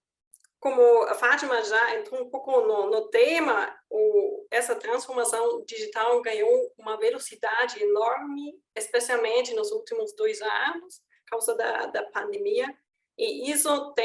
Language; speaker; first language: Portuguese; non-native, fluent; German